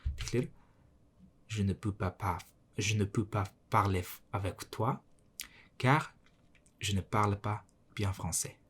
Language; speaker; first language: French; non-native, learner; Mongolian